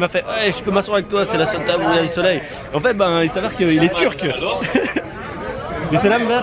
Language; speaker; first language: French; native; French